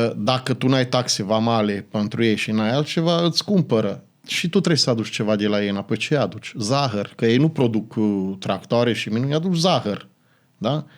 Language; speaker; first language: Romanian; native; Romanian